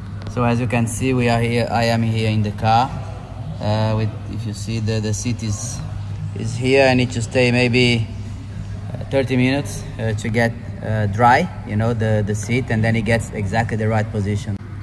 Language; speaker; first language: English; non-native, fluent; Portuguese